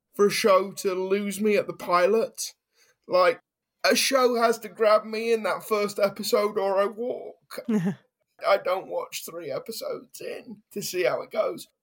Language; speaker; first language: English; native; English